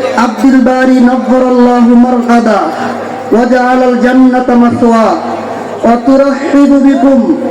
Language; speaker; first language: Arabic; non-native, fluent; Bangla